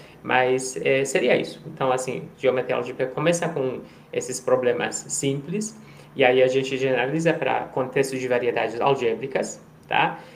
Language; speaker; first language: Portuguese; non-native, fluent; Persian